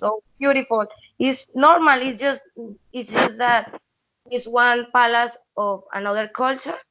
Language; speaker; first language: English; non-native, learner; Spanish